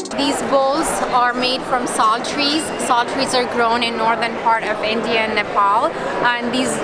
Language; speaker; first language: English; non-native, fluent; French